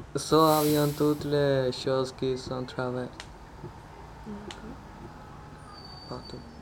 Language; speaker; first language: French; non-native, learner; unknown